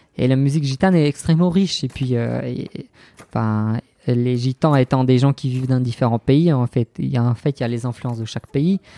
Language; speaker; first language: French; non-native, fluent; Bulgarian